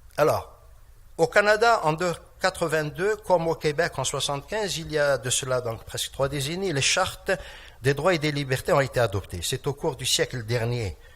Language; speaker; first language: French; non-native, local second language; Kabyle